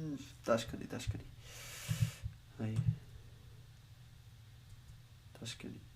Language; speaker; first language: Japanese; non-native, learner; Spanish